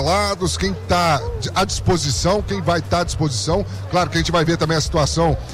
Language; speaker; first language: Portuguese; native; Portuguese